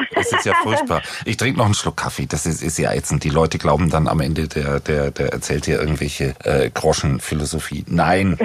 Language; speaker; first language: German; native; German